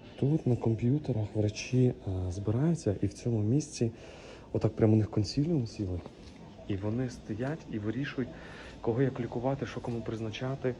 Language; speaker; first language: Ukrainian; native; Ukrainian